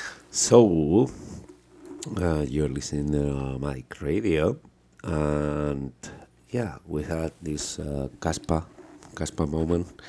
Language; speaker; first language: English; non-native, fluent; Spanish